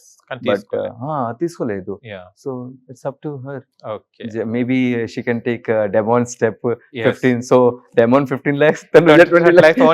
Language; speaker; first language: Telugu; non-native, local second language; Hindi